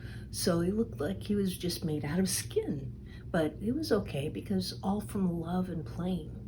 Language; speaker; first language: English; native; English